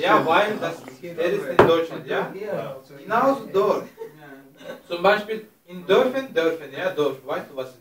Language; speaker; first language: German; non-native, learner; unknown